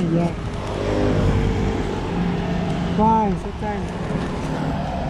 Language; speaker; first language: English; non-native, learner; Vietnamese